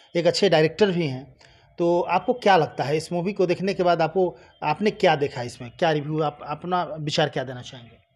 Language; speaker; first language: Hindi; native; Hindi